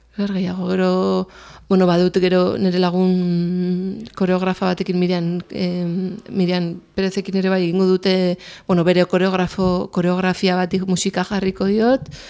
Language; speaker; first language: Basque; non-native, local second language; Spanish